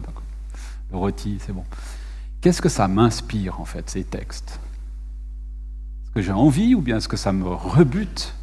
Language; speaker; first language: French; native; French